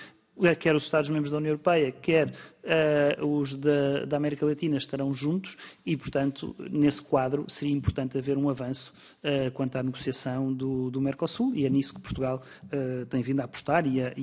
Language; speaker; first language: Portuguese; native; Portuguese